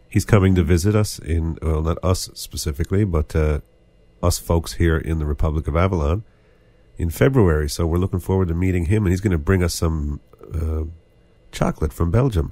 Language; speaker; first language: English; native; English